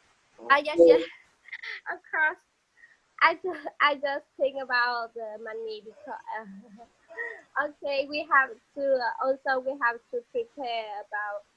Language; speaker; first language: English; non-native, learner; Vietnamese